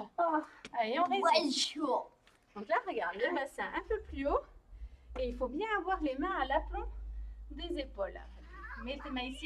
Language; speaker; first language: French; native; French